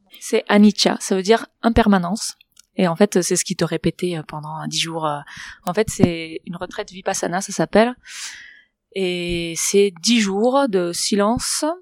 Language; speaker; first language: French; non-native, fluent; Catalan